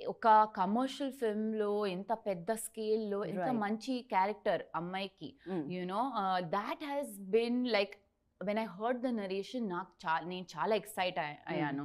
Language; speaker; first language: Telugu; non-native, learner; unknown